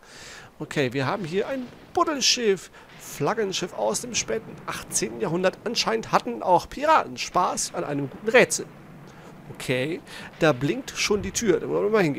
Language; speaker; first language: German; native; German